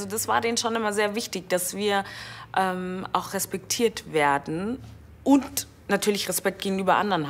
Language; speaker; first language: German; early bilingual, other home language; Wolof